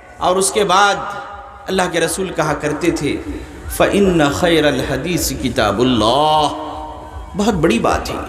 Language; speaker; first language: Urdu; native; Urdu